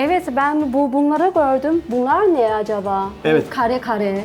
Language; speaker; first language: Turkish; non-native, learner; Chinese